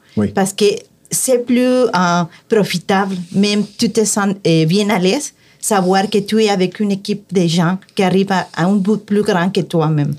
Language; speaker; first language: French; non-native, fluent; Spanish